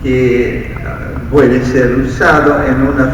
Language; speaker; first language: Spanish; non-native, fluent; English